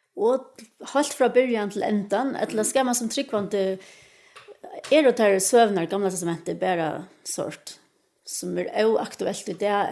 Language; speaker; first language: Danish; non-native, local second language; Faroese